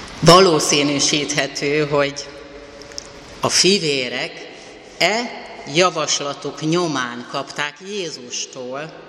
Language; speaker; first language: Hungarian; native; Hungarian